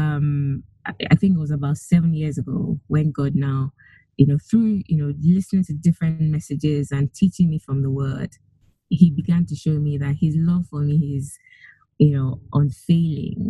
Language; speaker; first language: English; non-native, local second language; Yoruba